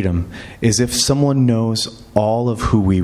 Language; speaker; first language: English; native; English